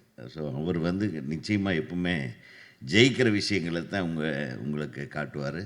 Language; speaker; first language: Tamil; native; Tamil